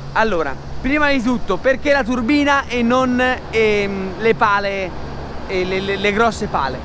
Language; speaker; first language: Italian; native; Italian